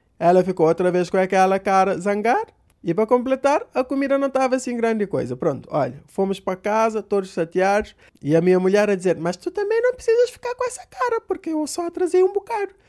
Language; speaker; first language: Portuguese; non-native, local second language; Kabuverdianu